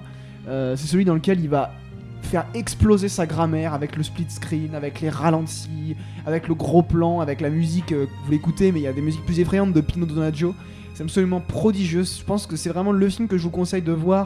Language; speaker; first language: French; native; French